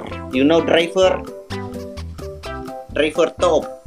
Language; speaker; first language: English; non-native, learner; Indonesian